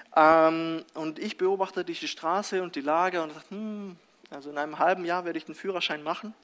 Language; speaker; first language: German; early bilingual, other home language; Russian